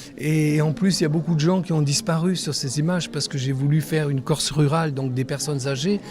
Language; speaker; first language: French; non-native, local second language; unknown